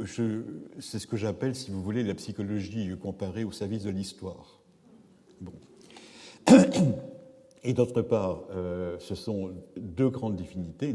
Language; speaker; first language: French; native; French